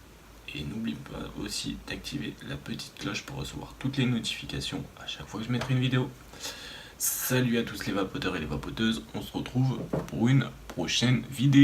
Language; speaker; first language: French; native; French